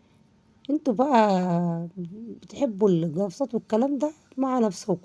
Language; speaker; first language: Arabic; native; Arabic